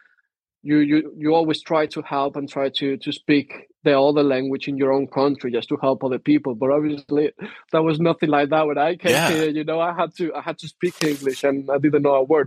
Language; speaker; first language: English; non-native, fluent; Spanish